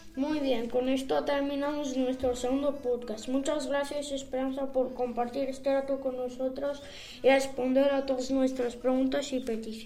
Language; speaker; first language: Spanish; early bilingual, other home language; Arabic